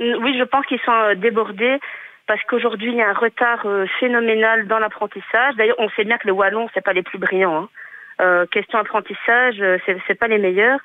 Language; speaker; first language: French; native; French